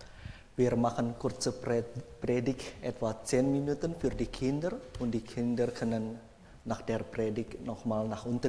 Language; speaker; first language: German; non-native, fluent; Indonesian